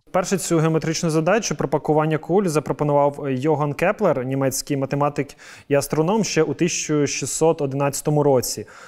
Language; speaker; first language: Ukrainian; native; Ukrainian